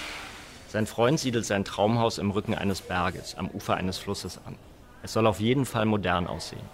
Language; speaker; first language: German; native; German